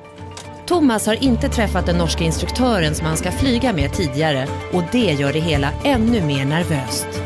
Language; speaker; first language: Swedish; native; Swedish